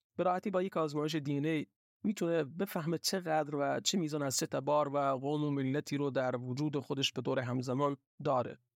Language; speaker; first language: Persian; non-native, local second language; Baluchi